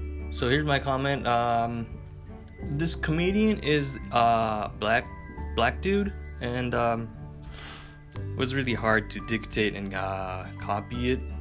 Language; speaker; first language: English; non-native, fluent; Japanese